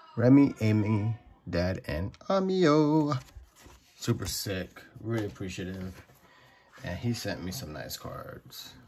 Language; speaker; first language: English; native; English